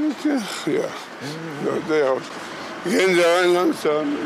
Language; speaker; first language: German; non-native, learner; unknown